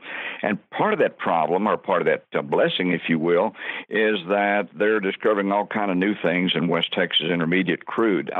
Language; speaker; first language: English; native; English